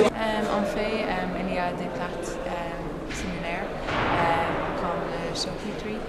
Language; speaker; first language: French; non-native, learner; English